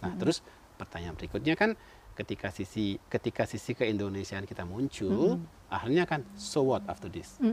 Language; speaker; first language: Indonesian; non-native, local second language; Balinese